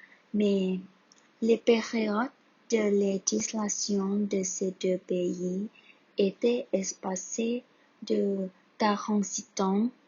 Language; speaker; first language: French; non-native, learner; Thai